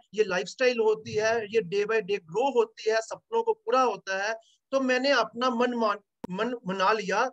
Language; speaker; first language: Hindi; native; Hindi